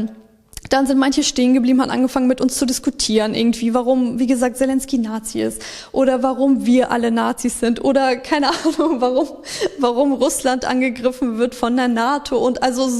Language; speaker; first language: German; early bilingual, other home language; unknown